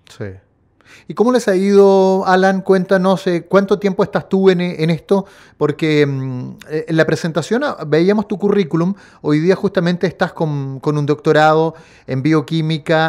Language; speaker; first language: Spanish; native; Spanish